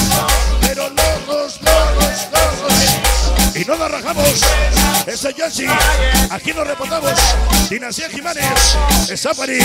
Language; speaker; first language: Spanish; native; Spanish